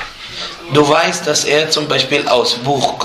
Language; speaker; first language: German; non-native, fluent; Arabic